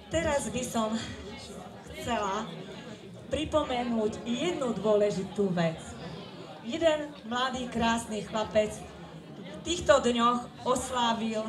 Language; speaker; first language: Slovak; native; Slovak